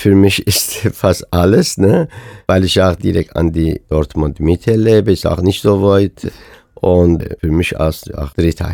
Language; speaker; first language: German; non-native, fluent; Persian